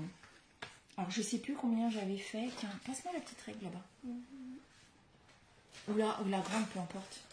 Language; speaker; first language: French; native; French